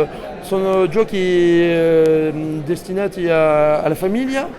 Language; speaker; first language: Italian; non-native, fluent; French